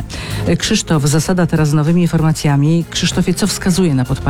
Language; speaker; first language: Polish; native; Polish